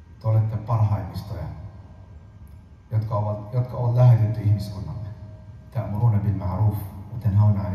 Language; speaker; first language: Finnish; early bilingual, other home language; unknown